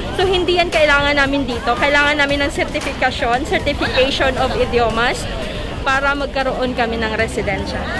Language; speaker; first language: Filipino; native; Filipino